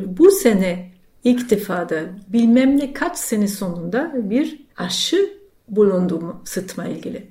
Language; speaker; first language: Turkish; non-native, fluent; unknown